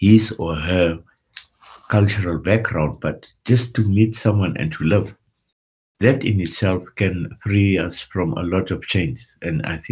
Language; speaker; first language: English; non-native, local second language; Afrikaans